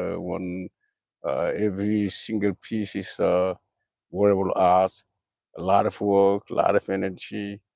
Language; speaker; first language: English; non-native, learner; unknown